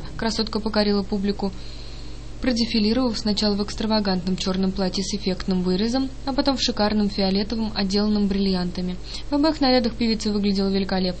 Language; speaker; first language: Russian; native; Russian